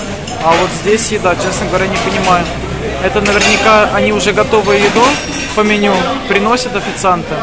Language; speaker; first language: Russian; native; Russian